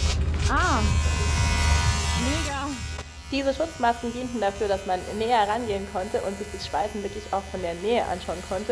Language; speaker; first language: German; native; German